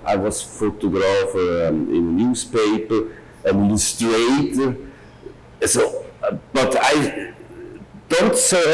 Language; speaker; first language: English; non-native, learner; German